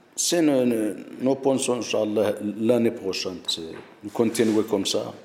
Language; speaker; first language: French; non-native, learner; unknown